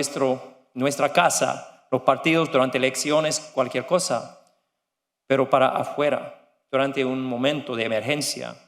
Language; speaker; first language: Spanish; non-native, learner; English